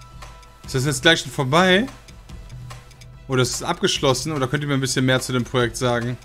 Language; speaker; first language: German; native; German